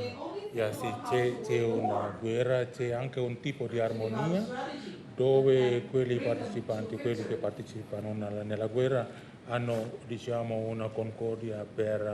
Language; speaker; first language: Italian; non-native, learner; Indonesian